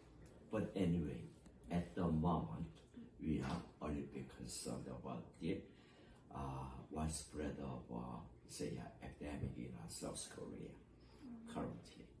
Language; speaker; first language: English; non-native, fluent; Korean